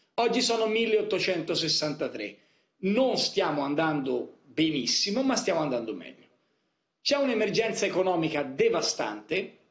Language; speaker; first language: Italian; native; Italian